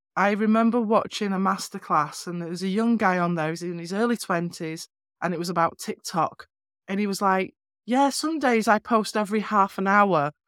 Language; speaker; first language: English; native; English